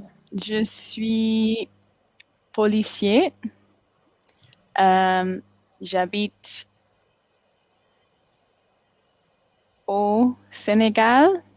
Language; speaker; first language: French; non-native, learner; English